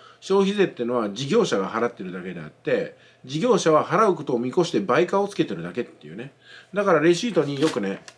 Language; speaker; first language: Japanese; native; Japanese